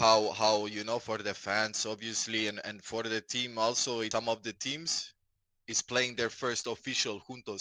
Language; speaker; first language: English; non-native, fluent; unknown